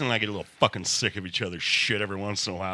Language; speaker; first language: English; native; English